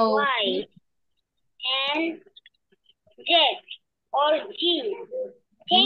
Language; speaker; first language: English; non-native, learner; Bangla